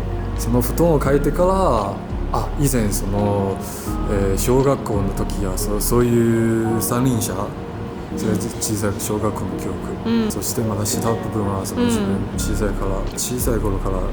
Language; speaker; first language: Japanese; non-native, fluent; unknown